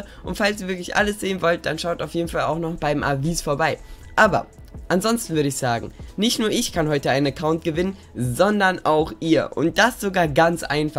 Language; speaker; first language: German; native; German